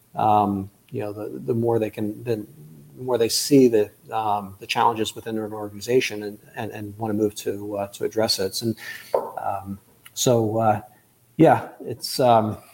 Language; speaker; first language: English; native; English